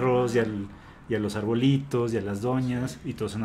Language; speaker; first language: Spanish; native; Spanish